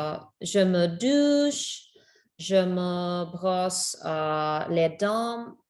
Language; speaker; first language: French; non-native, learner; Spanish